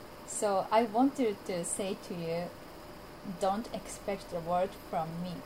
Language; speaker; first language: English; non-native, learner; Japanese